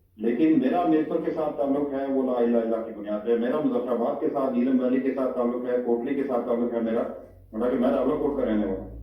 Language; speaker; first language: Urdu; non-native, local second language; Pahari-Potwari